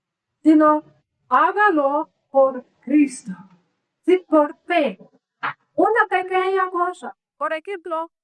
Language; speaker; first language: Spanish; non-native, learner; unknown